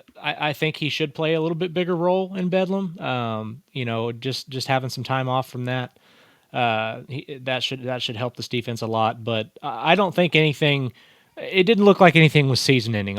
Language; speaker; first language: English; native; English